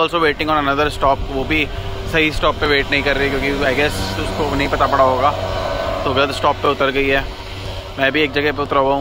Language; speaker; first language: English; non-native, fluent; Romanian